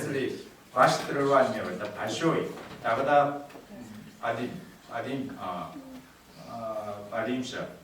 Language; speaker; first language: Russian; non-native, learner; Korean